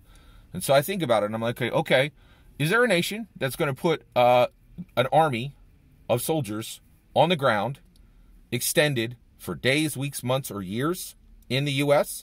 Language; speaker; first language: English; native; English